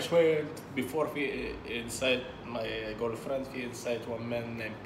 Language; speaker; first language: English; non-native, learner; Arabic